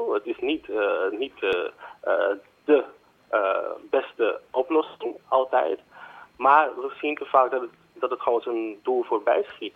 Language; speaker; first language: Dutch; native; Dutch